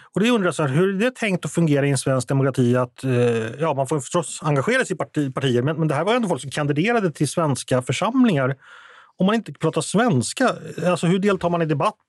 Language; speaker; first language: Swedish; native; Swedish